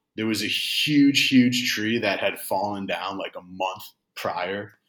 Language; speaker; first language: English; native; English